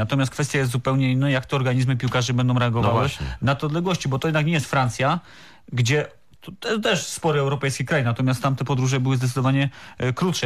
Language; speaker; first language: Polish; native; Polish